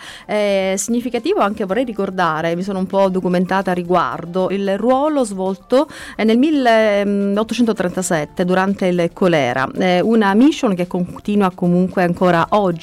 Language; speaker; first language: Italian; native; Italian